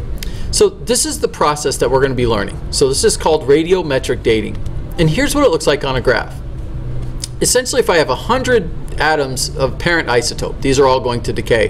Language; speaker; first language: English; native; English